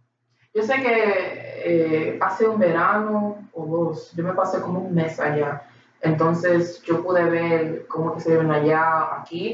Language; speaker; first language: Spanish; early bilingual, heritage; Spanish